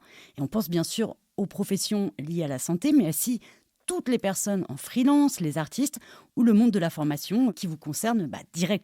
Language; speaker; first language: French; native; French